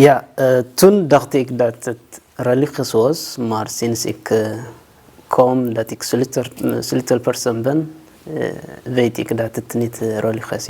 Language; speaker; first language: Dutch; non-native, learner; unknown